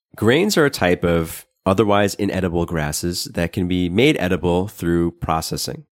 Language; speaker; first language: English; native; English